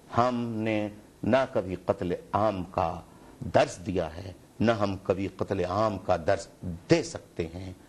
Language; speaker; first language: Urdu; native; Urdu